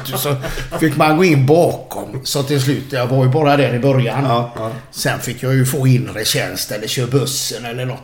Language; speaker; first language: Swedish; native; Swedish